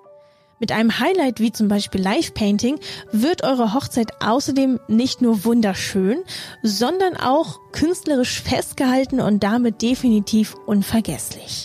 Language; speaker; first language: German; native; German